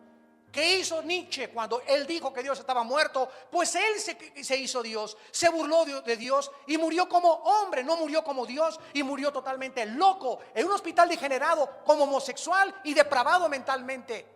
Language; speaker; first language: Spanish; native; Spanish